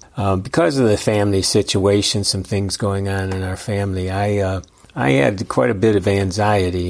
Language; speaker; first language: English; native; English